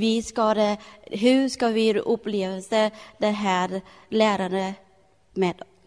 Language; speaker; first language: Swedish; non-native, learner; Thai